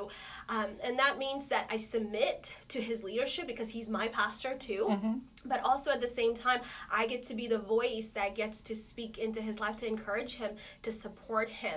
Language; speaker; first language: English; non-native, local second language; Malayalam